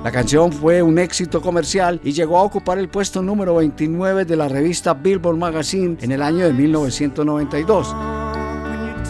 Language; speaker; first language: Spanish; native; Spanish